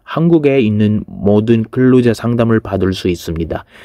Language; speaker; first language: Korean; non-native, fluent; Filipino